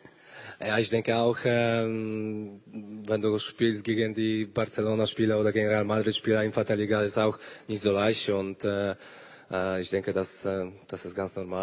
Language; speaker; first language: German; non-native, learner; Polish